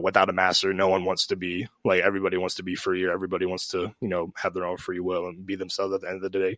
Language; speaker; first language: English; native; English